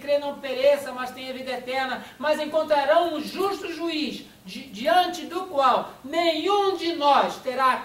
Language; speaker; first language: Portuguese; native; Portuguese